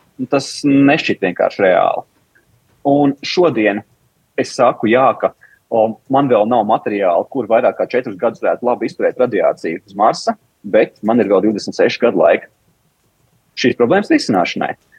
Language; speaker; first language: Latvian; native; Latvian